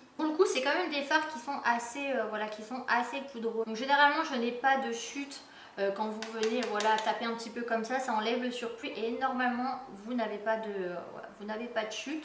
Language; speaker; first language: French; native; French